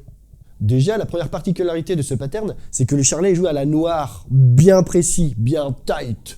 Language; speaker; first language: French; native; French